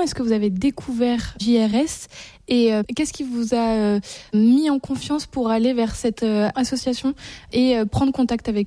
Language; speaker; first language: French; native; French